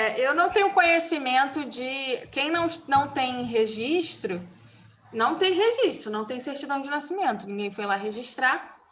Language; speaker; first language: Portuguese; native; Portuguese